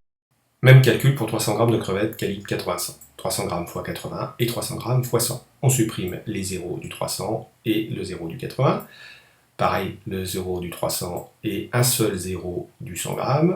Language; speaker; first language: French; native; French